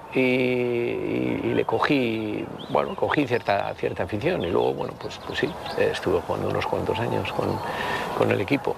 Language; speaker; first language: Spanish; native; Spanish